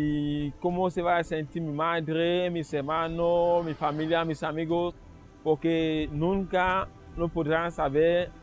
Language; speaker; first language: Spanish; non-native, fluent; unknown